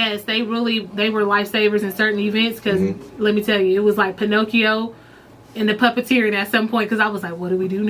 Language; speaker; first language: English; native; English